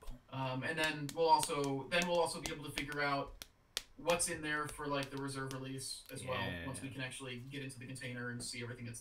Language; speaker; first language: English; native; English